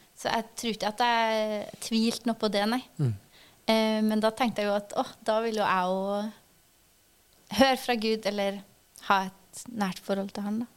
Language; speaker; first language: Norwegian; native; Norwegian